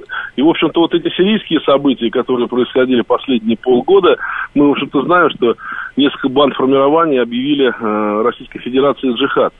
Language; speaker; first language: Russian; native; Russian